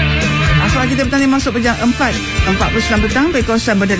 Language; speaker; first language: Malay; native; Malay